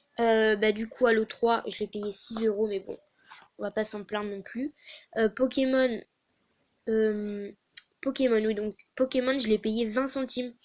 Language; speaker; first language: French; native; French